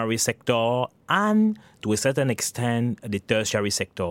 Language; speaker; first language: English; non-native, local second language; French